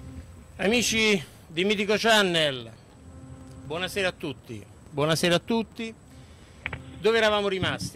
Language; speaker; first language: Italian; native; Italian